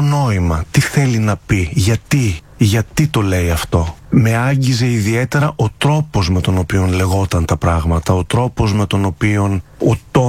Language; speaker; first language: Greek; native; Greek